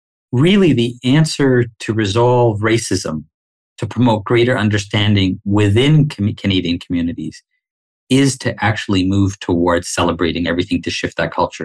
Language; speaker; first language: English; non-native, local second language; Swahili